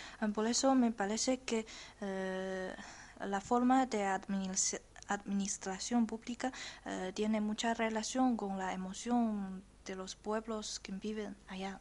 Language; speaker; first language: Spanish; non-native, learner; Chinese